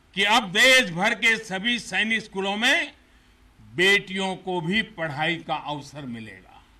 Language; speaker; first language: Hindi; non-native, local second language; Gujarati